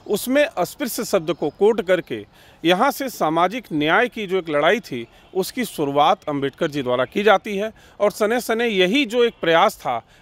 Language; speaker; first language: Hindi; native; Hindi